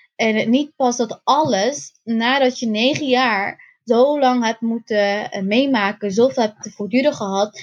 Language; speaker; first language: Dutch; early bilingual, other home language; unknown